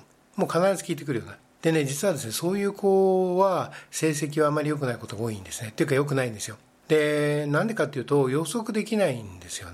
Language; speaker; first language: Japanese; native; Japanese